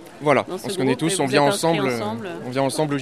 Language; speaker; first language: French; native; French